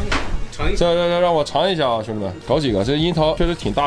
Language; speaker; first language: Chinese; native; Chinese